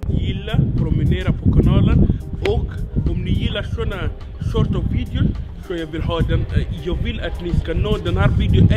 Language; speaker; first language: Swedish; non-native, fluent; Arabic